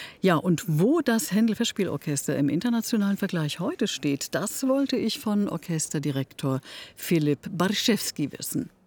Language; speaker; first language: German; native; German